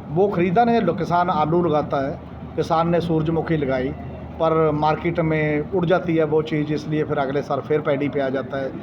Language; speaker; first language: Hindi; non-native, local second language; Punjabi